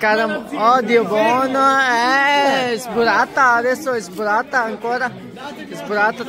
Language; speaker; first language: Italian; non-native, learner; Hindi